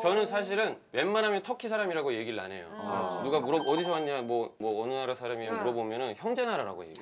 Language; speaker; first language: Korean; non-native, fluent; Turkish